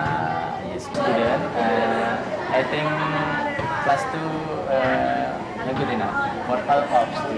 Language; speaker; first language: English; non-native, fluent; Indonesian